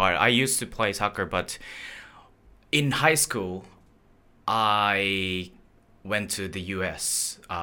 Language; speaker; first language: English; non-native, fluent; Japanese